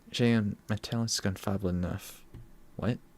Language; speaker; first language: French; non-native, learner; English